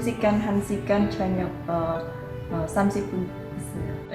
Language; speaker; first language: Korean; non-native, learner; Khmer